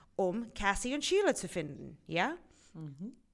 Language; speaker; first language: German; non-native, fluent; English